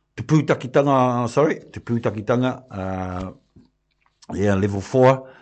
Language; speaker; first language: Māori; non-native, local second language; English